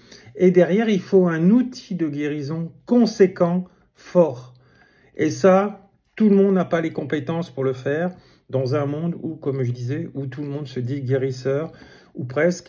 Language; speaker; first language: French; native; French